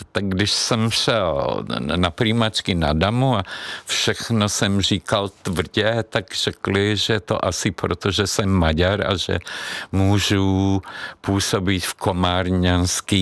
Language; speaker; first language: Czech; non-native, fluent; Hungarian